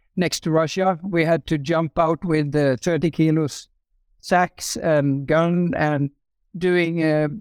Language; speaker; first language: English; non-native, fluent; Norwegian